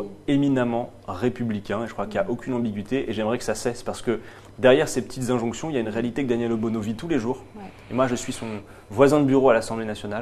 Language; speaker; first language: French; native; French